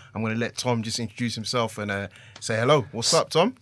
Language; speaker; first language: English; early bilingual, other home language; Akan